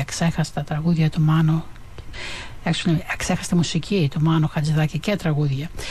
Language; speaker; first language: Greek; native; Greek